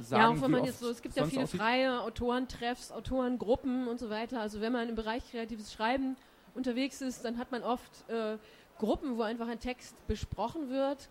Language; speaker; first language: German; native; German